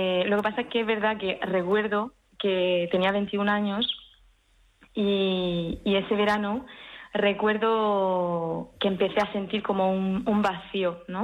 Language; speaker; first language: Spanish; early bilingual, heritage; French